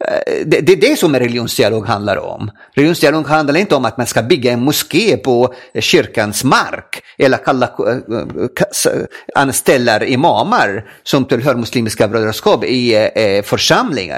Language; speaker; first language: Swedish; non-native, fluent; Arabic